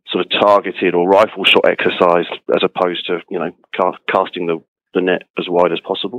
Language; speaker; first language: English; native; English